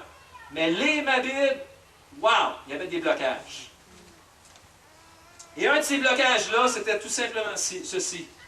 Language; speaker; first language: French; native; French